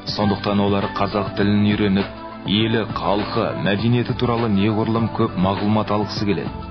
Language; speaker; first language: Kazakh; native; Kazakh